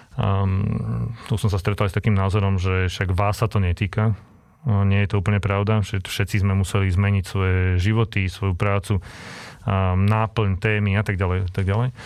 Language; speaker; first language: Slovak; native; Slovak